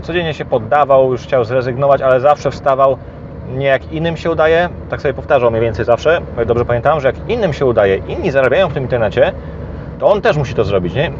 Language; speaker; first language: Polish; native; Polish